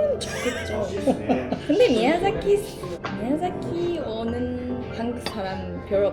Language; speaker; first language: Korean; non-native, learner; Japanese